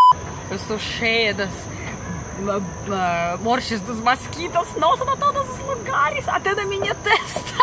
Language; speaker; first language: Portuguese; non-native, learner; Russian